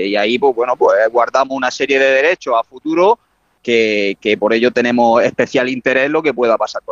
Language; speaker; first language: Spanish; native; Spanish